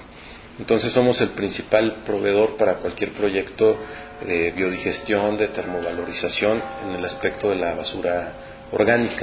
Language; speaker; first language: Spanish; native; Spanish